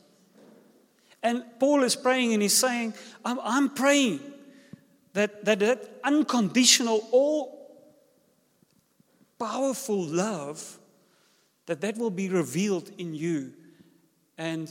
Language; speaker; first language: English; non-native, local second language; Afrikaans